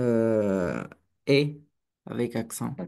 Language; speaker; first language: French; non-native, learner; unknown